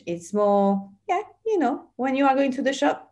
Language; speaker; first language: English; non-native, fluent; French